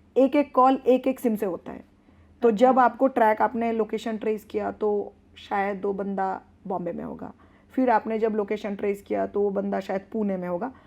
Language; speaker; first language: Hindi; non-native, local second language; Bangla